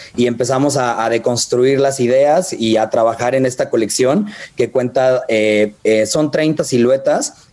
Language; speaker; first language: Spanish; native; Spanish